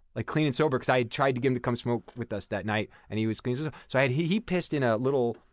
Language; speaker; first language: English; native; English